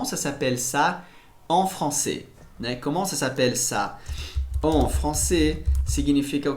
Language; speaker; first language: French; non-native, fluent; Portuguese